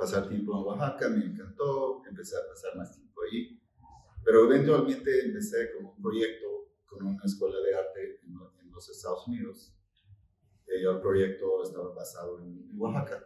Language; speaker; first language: Spanish; non-native, fluent; English